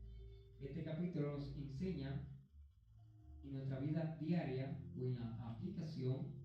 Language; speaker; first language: Spanish; native; Spanish